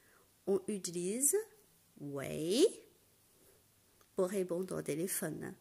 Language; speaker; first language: French; non-native, fluent; Chinese